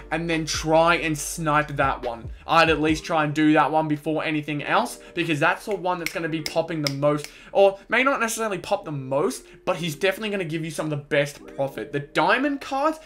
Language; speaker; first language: English; native; English